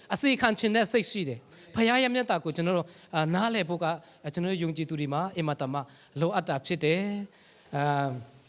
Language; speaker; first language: Burmese; non-native, local second language; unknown